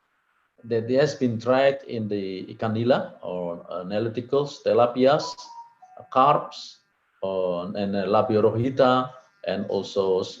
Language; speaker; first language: English; non-native, fluent; Javanese